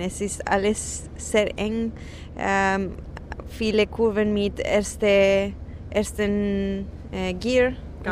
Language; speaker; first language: German; non-native, fluent; Spanish